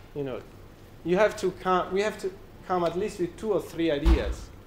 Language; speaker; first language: English; non-native, fluent; Italian